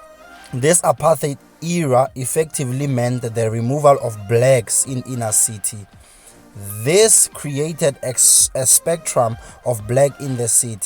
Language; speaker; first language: English; non-native, local second language; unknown